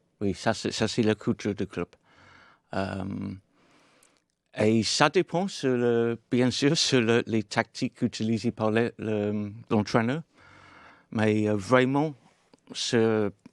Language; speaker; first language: French; non-native, fluent; English